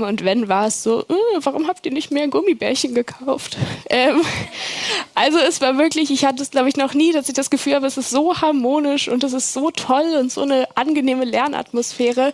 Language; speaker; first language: German; native; German